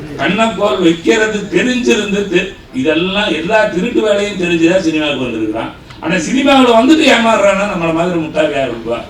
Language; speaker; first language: Tamil; native; Tamil